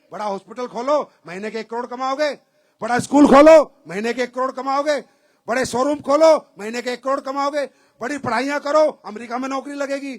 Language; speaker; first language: Hindi; native; Hindi